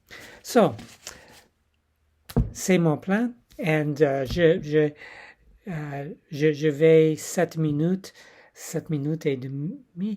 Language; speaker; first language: French; non-native, learner; English